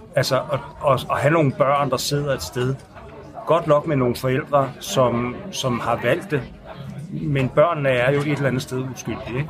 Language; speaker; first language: Danish; native; Danish